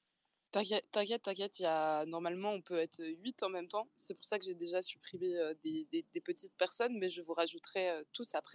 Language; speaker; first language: French; native; French